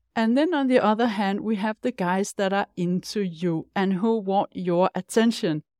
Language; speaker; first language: English; non-native, fluent; Danish